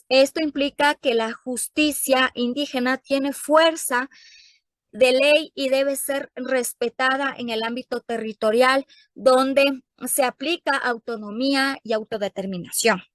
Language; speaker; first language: Spanish; native; Spanish